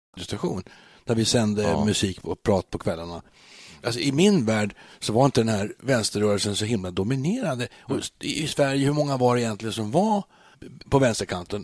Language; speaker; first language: Swedish; native; Swedish